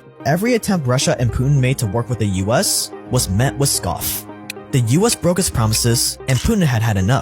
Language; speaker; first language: English; native; English